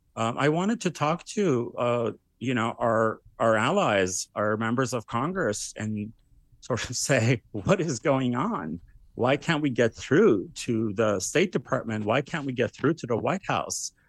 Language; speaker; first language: English; early bilingual, other home language; Armenian